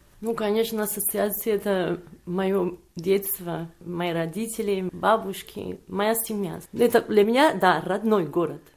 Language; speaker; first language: Russian; non-native, fluent; Catalan